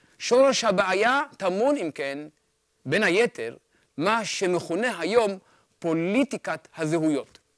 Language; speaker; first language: Hebrew; early bilingual, other home language; Amharic